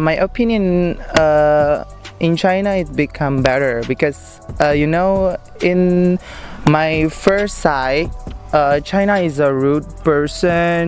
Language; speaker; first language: English; non-native, learner; Indonesian